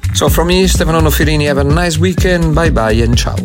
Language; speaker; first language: English; non-native, fluent; Italian